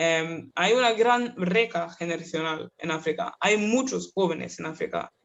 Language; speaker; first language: Spanish; non-native, fluent; Kinyarwanda